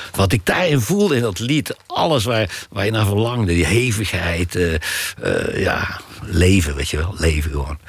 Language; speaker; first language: Dutch; native; Dutch